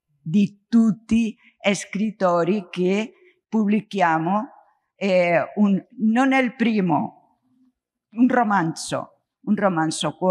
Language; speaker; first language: Italian; non-native, learner; Spanish